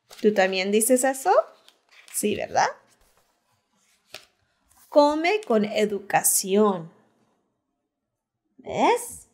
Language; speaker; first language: Spanish; early bilingual, heritage; Spanish